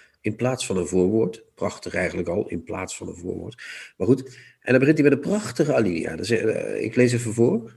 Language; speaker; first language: Dutch; native; Dutch